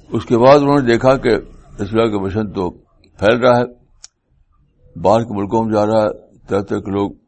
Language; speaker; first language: Urdu; native; Urdu